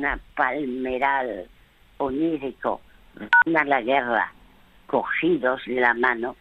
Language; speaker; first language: Spanish; early bilingual, other home language; French